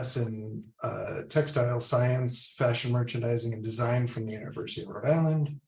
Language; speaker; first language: English; native; English